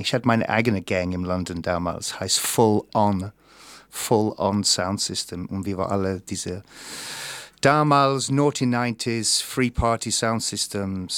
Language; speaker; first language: German; non-native, fluent; English